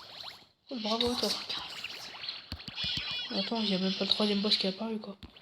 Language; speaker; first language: French; native; French